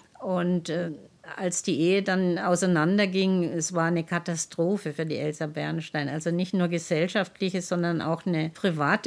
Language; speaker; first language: German; native; German